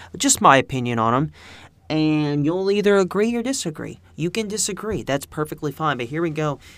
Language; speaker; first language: English; early bilingual, other home language; Spanish